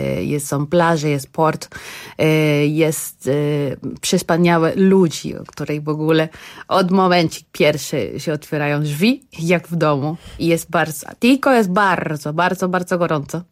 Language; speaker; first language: Polish; non-native, learner; Spanish